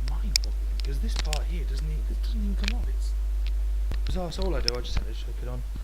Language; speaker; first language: English; native; English